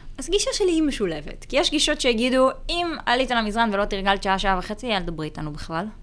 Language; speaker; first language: Hebrew; native; Hebrew